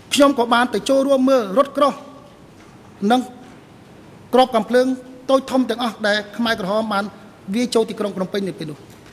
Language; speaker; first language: Khmer; native; Khmer